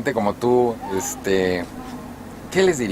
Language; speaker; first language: Spanish; native; Spanish